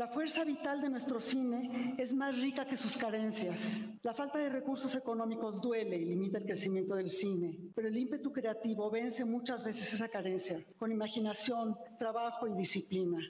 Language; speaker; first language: Spanish; native; Spanish